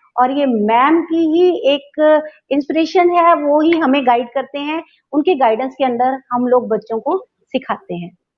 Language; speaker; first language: Hindi; non-native, local second language; Punjabi